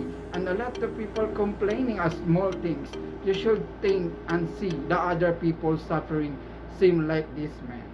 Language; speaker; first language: English; non-native, local second language; Filipino